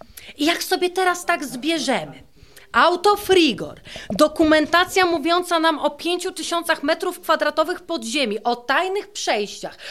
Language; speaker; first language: Polish; native; Polish